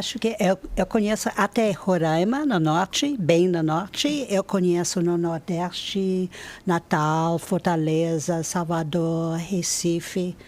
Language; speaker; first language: Portuguese; non-native, fluent; English